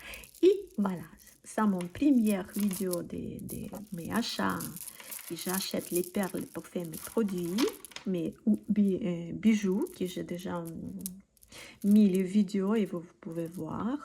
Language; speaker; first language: French; non-native, learner; Russian